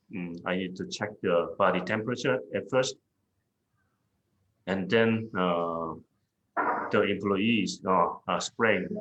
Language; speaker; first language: English; non-native, fluent; Korean